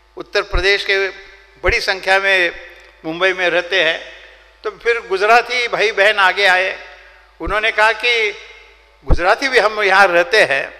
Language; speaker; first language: Hindi; non-native, local second language; Marathi